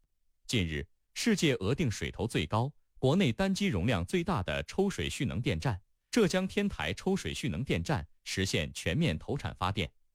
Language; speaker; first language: Chinese; native; Chinese